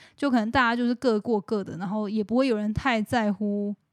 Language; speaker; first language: Chinese; native; Chinese